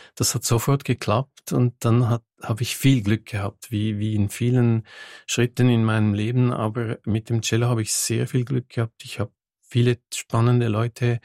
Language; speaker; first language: German; non-native, local second language; French